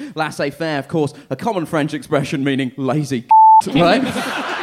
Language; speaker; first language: English; native; English